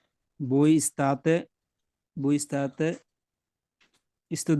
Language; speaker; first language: Italian; non-native, learner; Bangla